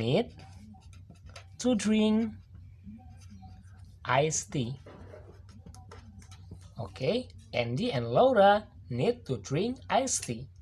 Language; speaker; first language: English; non-native, learner; Indonesian